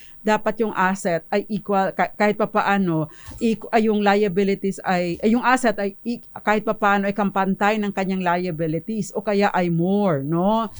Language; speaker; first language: Filipino; native; Filipino